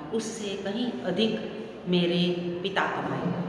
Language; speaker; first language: Hindi; non-native, local second language; Gujarati